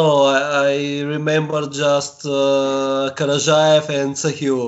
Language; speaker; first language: English; non-native, learner; Bulgarian